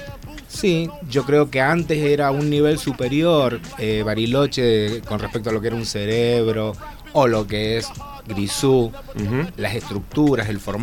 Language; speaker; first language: Spanish; native; Spanish